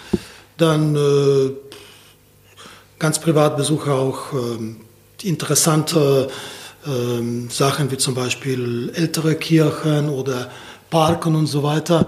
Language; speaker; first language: German; non-native, fluent; Slovenian